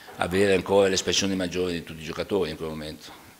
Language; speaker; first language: Italian; native; Italian